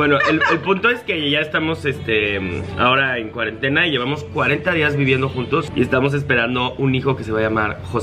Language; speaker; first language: Spanish; native; Spanish